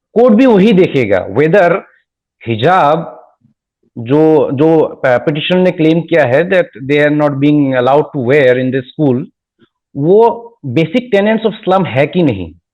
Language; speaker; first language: Hindi; non-native, local second language; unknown